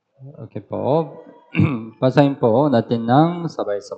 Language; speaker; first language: Filipino; non-native, learner; Korean